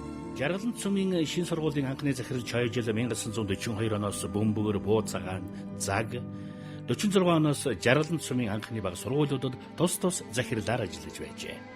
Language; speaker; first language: Mongolian; native; Mongolian